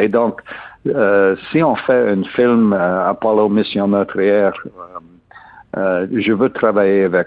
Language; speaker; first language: French; non-native, learner; English